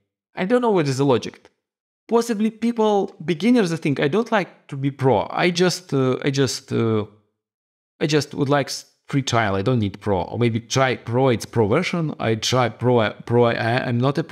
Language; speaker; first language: English; non-native, fluent; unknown